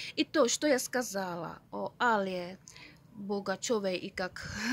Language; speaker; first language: Russian; non-native, learner; Czech